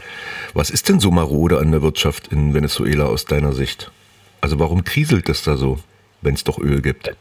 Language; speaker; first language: German; native; German